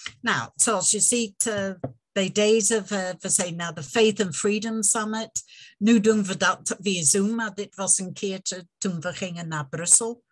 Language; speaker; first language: Dutch; non-native, fluent; English